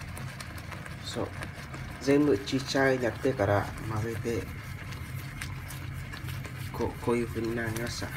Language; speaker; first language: Japanese; non-native, learner; Vietnamese